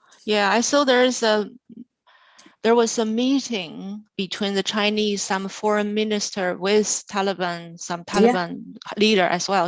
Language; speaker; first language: English; non-native, fluent; Chinese